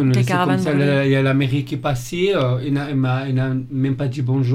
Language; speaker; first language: French; non-native, fluent; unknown